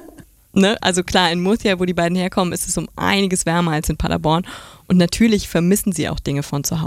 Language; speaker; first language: German; native; German